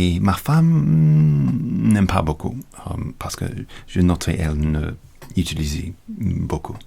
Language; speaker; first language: French; non-native, learner; English